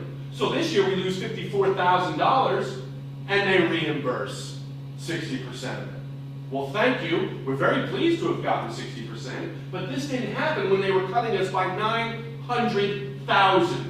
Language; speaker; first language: English; native; English